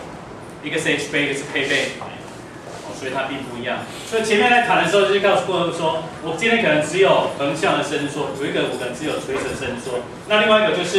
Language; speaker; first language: Chinese; native; Chinese